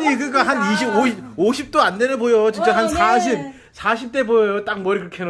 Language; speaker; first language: Korean; native; Korean